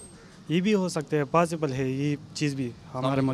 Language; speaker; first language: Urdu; non-native, local second language; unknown